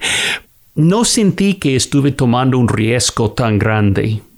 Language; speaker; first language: Spanish; non-native, fluent; English